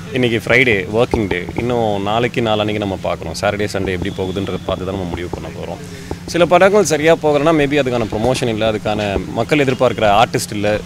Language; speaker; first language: Tamil; native; Tamil